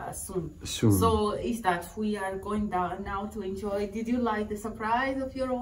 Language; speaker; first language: English; non-native, fluent; Portuguese